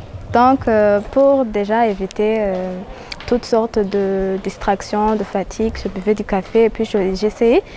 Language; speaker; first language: French; non-native, local second language; Rundi